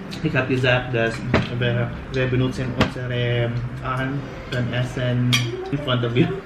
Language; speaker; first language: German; non-native, learner; Filipino